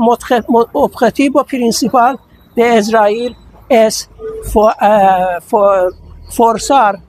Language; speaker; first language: Spanish; non-native, fluent; Persian